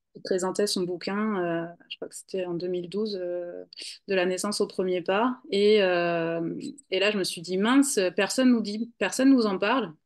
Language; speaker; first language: French; native; French